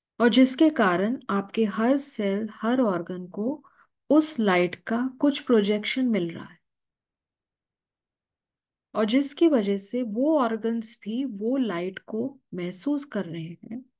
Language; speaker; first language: Hindi; native; Hindi